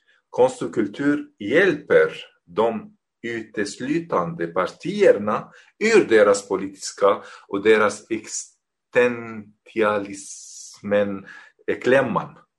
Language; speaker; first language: Swedish; non-native, fluent; Arabic